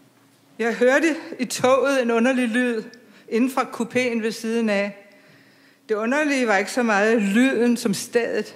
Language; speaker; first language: Danish; native; Danish